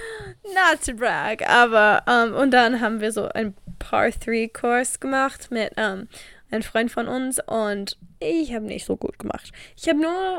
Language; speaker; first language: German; non-native, learner; English